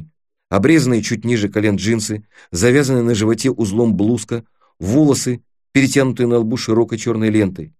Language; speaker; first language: Russian; native; Russian